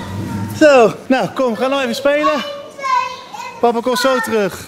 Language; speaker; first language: Dutch; native; Dutch